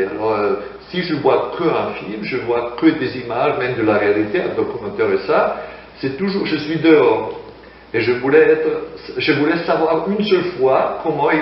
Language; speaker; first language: French; non-native, fluent; German